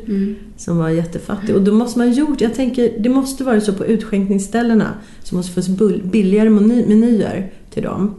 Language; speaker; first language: Swedish; native; Swedish